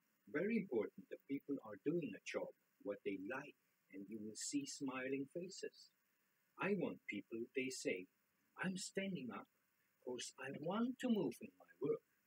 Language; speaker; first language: English; non-native, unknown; German